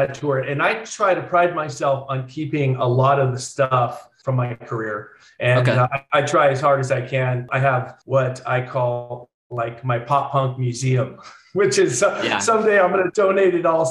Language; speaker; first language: English; native; English